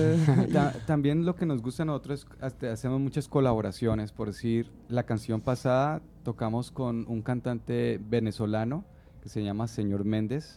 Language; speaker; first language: Spanish; native; Spanish